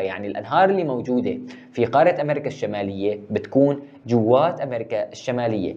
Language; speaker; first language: Arabic; native; Arabic